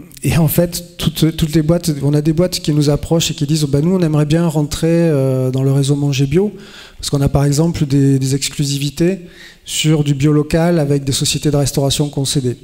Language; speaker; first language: French; native; French